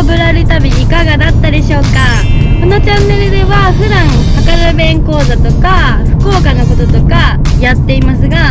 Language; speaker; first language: Japanese; native; Japanese